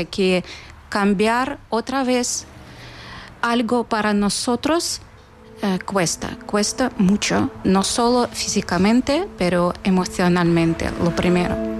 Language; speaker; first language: Spanish; non-native, fluent; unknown